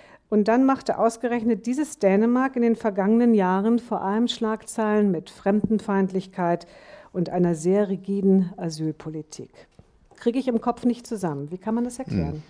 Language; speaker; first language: German; native; German